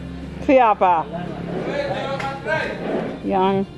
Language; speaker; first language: Indonesian; non-native, learner; English